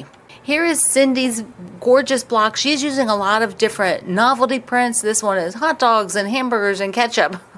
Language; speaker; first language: English; native; English